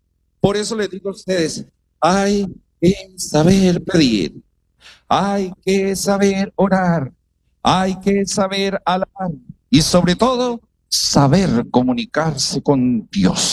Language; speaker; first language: Spanish; native; Spanish